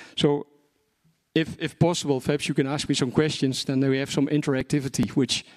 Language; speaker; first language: English; non-native, fluent; Dutch